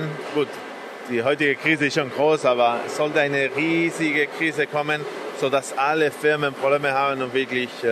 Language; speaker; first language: German; non-native, fluent; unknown